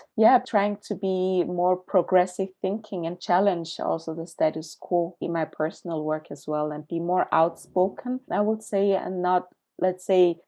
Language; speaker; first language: English; early bilingual, other home language; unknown